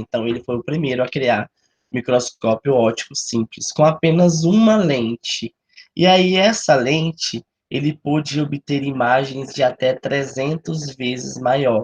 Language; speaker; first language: Portuguese; native; Portuguese